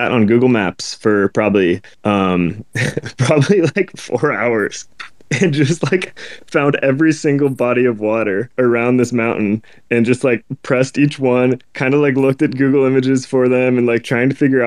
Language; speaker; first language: English; native; English